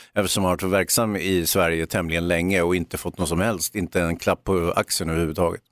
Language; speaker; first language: Swedish; native; Swedish